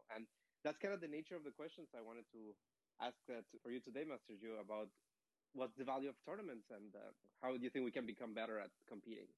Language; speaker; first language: English; non-native, fluent; Spanish